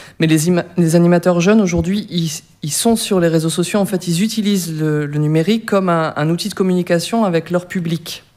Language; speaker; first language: French; native; French